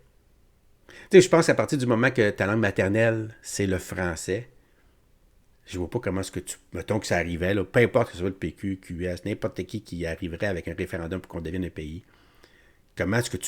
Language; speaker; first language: French; native; French